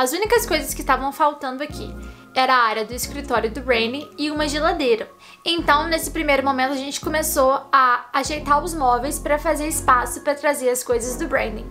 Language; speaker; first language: Portuguese; native; Portuguese